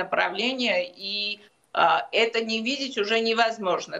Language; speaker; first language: Russian; non-native, local second language; Georgian